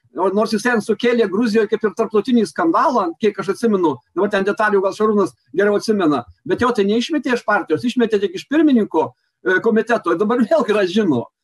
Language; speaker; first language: Lithuanian; native; Lithuanian